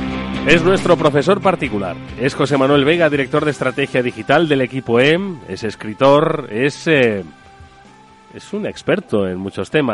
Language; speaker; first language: Spanish; native; Spanish